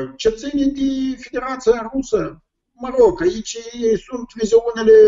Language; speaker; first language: Romanian; non-native, local second language; Russian